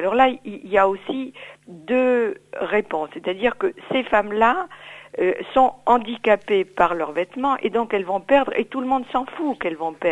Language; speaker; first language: French; native; French